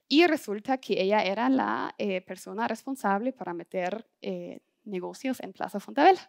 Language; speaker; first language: Spanish; non-native, fluent; German